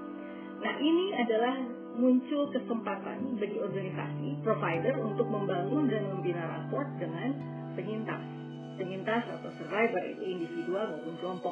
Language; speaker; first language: Indonesian; native; Indonesian